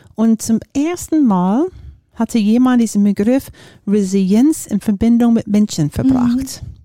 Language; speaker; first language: German; non-native, fluent; English